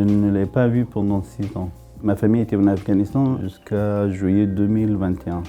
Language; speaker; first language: French; non-native, fluent; Pashto